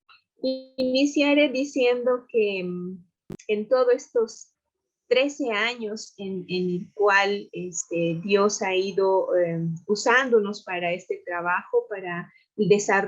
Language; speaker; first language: Spanish; native; Spanish